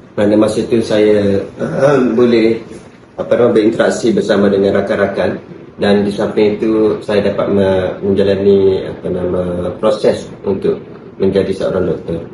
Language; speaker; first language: Malay; native; Malay